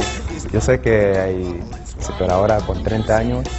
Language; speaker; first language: Spanish; non-native, fluent; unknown